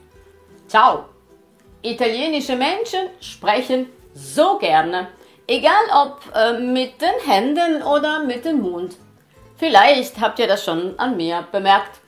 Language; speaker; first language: German; non-native, fluent; Italian